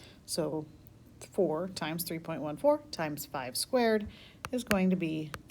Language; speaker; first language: English; native; English